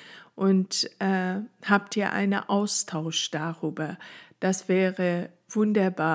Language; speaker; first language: German; non-native, fluent; Persian